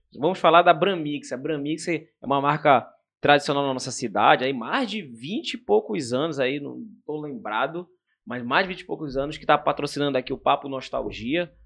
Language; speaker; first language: Portuguese; native; Portuguese